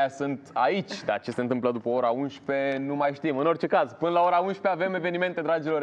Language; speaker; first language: Romanian; native; Romanian